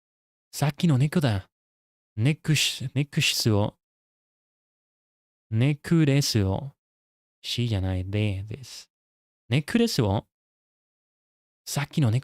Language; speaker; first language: Japanese; non-native, learner; English